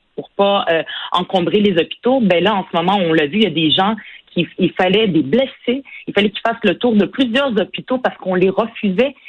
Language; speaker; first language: French; non-native, local second language; Arabic